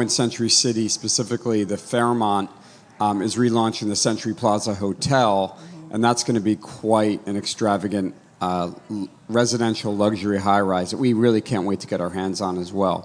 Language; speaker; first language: English; native; English